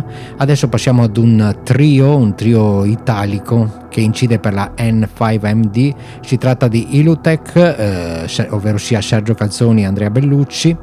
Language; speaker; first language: Italian; native; Italian